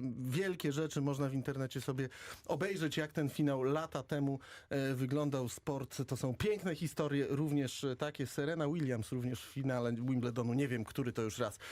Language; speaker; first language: Polish; native; Polish